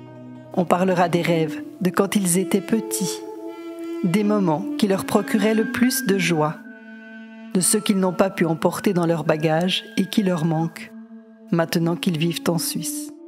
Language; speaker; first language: French; native; French